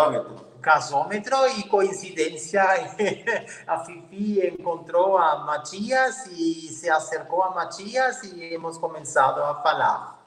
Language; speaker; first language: Portuguese; non-native, learner; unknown